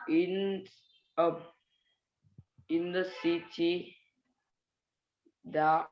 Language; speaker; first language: English; non-native, learner; Vietnamese